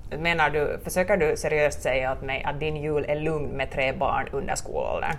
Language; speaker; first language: Swedish; native; Swedish